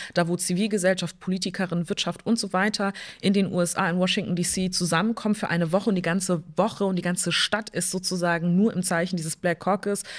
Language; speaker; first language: German; early bilingual, other home language; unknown